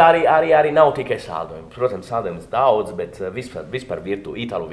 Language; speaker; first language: Latvian; non-native, learner; Italian